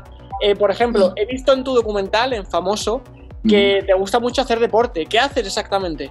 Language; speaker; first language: Spanish; native; Spanish